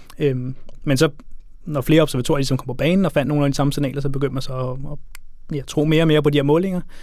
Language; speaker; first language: Danish; native; Danish